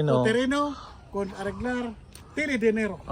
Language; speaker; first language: Spanish; non-native, learner; Filipino